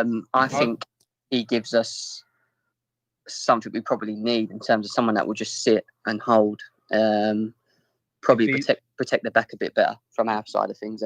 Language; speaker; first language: English; native; English